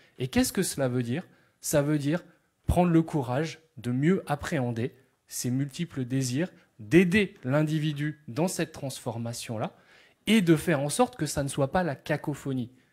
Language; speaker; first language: French; native; French